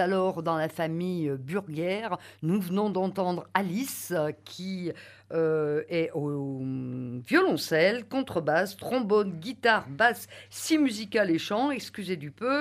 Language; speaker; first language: French; native; French